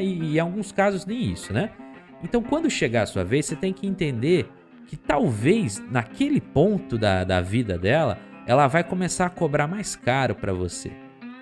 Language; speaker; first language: Portuguese; native; Portuguese